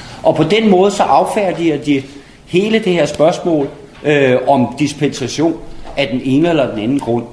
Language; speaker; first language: Danish; native; Danish